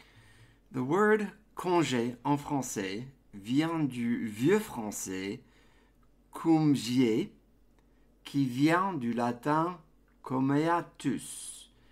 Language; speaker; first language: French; non-native, fluent; English